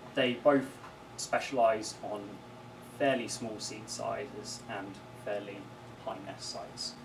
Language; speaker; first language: English; native; English